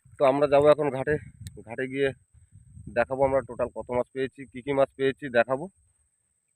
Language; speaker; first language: Bangla; native; Bangla